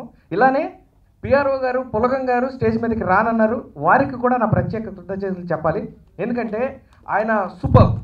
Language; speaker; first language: Telugu; native; Telugu